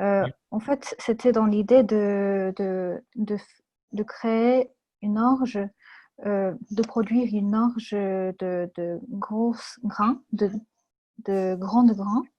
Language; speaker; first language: French; non-native, fluent; Japanese